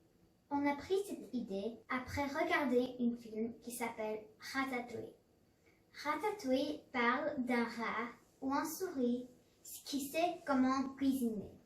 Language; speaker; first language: French; non-native, learner; English